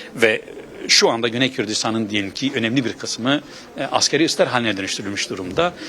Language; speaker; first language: Turkish; non-native, local second language; Kurdish